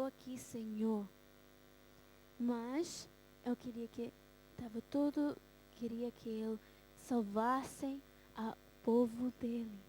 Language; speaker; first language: Portuguese; early bilingual, heritage; Portuguese